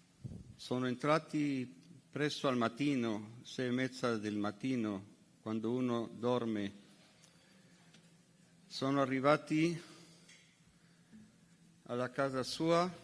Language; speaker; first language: Italian; non-native, fluent; Hebrew